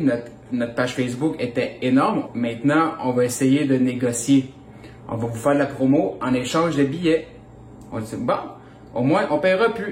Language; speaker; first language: French; native; French